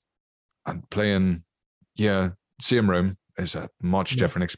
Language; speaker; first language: English; native; English